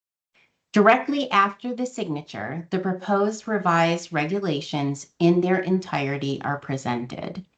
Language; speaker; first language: English; native; English